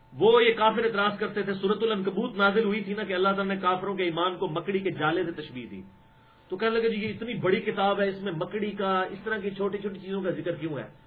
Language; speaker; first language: Urdu; non-native, local second language; Punjabi